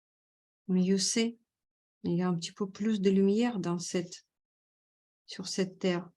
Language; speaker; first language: French; non-native, fluent; Russian